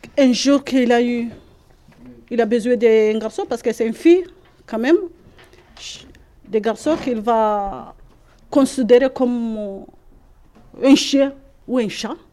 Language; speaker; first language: French; non-native, learner; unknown